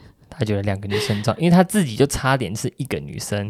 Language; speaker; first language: Chinese; native; Chinese